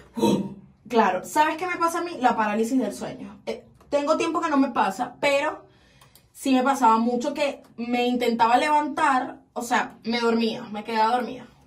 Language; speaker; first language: Spanish; native; Spanish